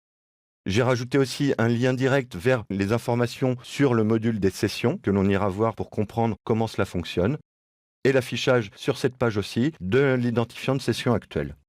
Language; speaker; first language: French; native; French